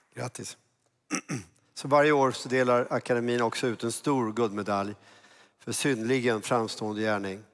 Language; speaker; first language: Swedish; native; Swedish